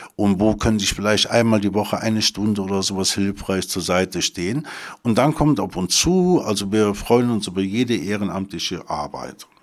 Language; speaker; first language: German; native; German